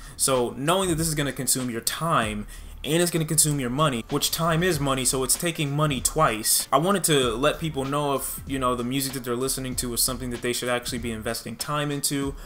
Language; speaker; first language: English; native; English